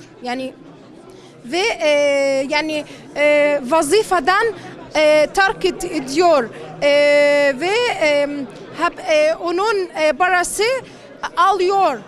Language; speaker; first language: Turkish; non-native, learner; Arabic